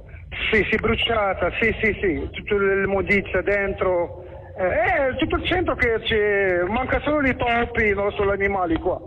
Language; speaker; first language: Italian; non-native, learner; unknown